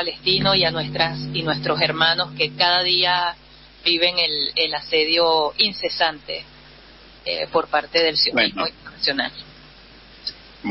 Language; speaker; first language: Spanish; native; Spanish